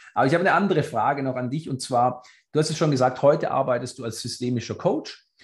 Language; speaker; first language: German; native; German